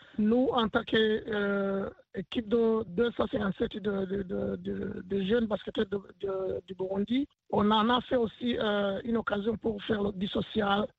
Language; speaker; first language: French; non-native, local second language; Rundi